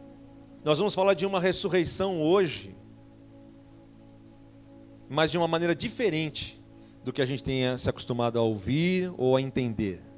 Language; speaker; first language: Portuguese; native; Portuguese